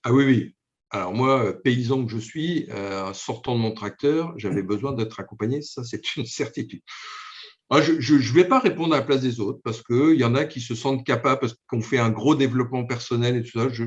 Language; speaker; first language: French; native; French